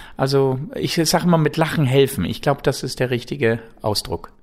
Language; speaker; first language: German; native; German